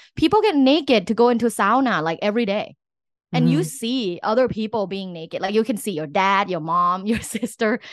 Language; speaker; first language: English; non-native, fluent; Thai